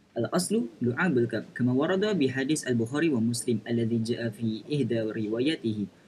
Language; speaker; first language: Arabic; non-native, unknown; Malay